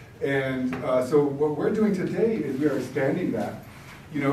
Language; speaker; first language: English; early bilingual, other home language; Spanish